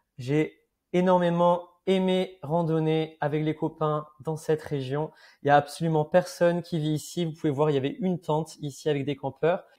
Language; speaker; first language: French; native; French